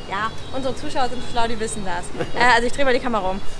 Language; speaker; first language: German; native; German